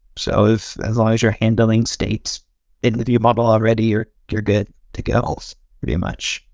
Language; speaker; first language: English; native; English